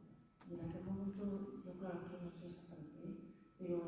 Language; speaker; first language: Spanish; native; Spanish